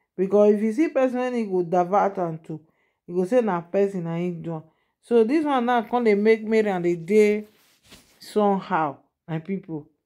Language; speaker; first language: Nigerian Pidgin; non-native, local second language; Yoruba